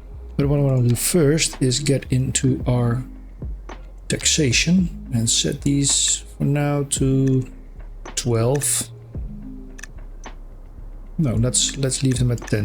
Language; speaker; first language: English; non-native, fluent; Dutch